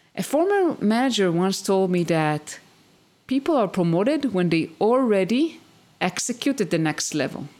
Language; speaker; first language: English; non-native, fluent; Hebrew